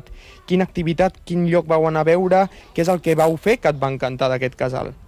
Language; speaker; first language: Catalan; native; Catalan